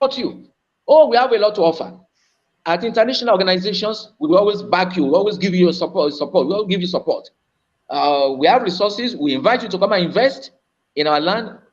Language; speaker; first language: English; non-native, local second language; Yoruba